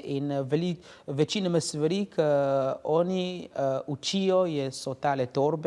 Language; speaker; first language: Slovenian; non-native, learner; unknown